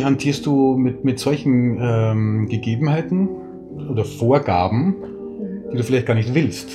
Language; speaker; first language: German; native; German